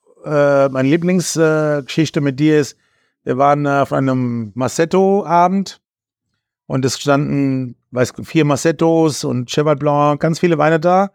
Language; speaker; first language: German; native; German